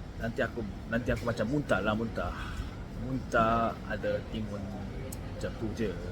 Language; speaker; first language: Malay; non-native, learner; Korean